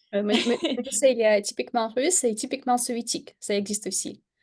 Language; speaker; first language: French; non-native, fluent; Russian